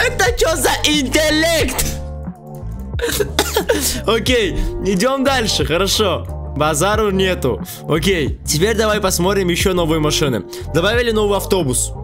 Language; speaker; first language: Russian; native; Russian